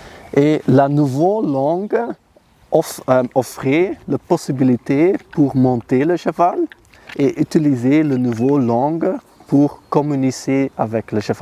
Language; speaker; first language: French; non-native, learner; Dutch